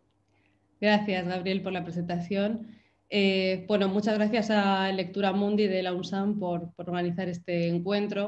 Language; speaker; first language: Spanish; native; Spanish